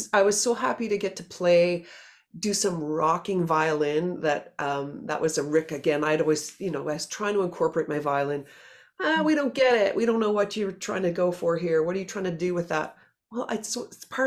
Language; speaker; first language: English; native; English